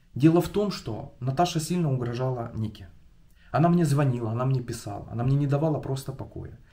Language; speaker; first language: Russian; non-native, local second language; Ukrainian